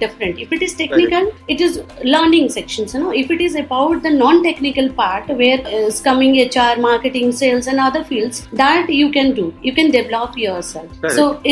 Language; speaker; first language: English; non-native, local second language; Odia